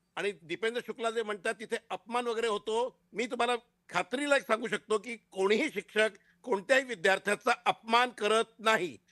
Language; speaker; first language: Marathi; non-native, local second language; Hindi